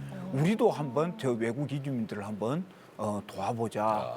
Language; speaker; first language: Korean; native; Korean